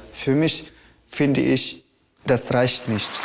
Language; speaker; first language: German; non-native, learner; Arabic